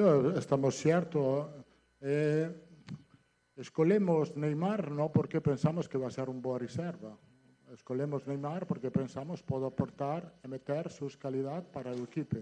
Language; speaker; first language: Portuguese; non-native, fluent; Italian